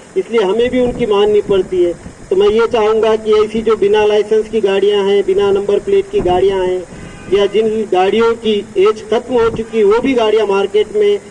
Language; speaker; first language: Hindi; non-native, local second language; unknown